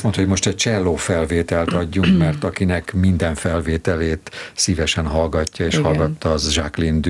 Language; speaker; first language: Hungarian; native; Hungarian